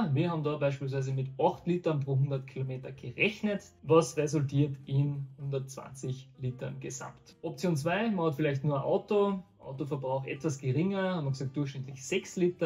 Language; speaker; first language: German; native; German